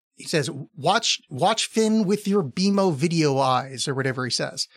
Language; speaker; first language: English; native; English